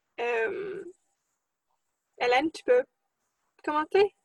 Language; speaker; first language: French; non-native, fluent; English